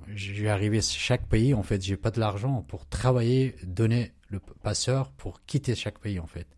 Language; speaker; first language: French; non-native, fluent; Urdu